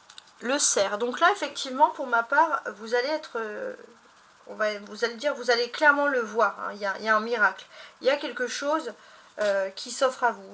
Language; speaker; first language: French; native; French